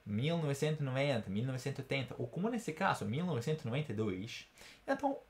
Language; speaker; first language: Portuguese; non-native, fluent; Italian